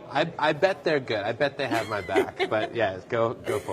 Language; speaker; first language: English; native; English